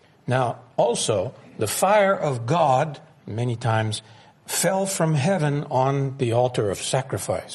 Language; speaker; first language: English; native; English